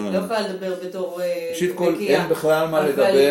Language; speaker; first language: Hebrew; native; Hebrew